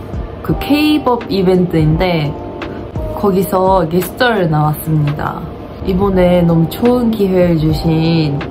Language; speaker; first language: Korean; non-native, fluent; Japanese